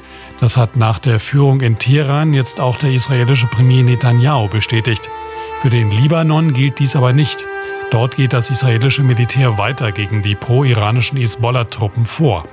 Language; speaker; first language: German; native; German